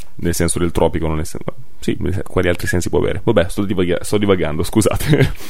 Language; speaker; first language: Italian; native; Italian